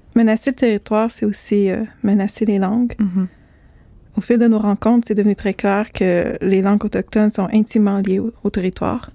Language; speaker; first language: French; native; French